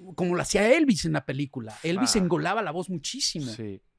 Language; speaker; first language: Spanish; native; Spanish